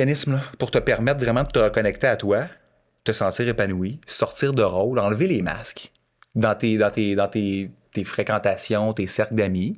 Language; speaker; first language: French; native; French